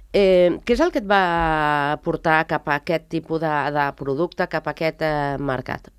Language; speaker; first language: Catalan; native; Catalan